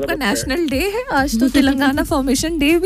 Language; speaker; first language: Hindi; native; Hindi